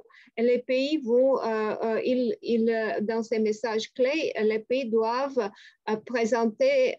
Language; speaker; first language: French; non-native, fluent; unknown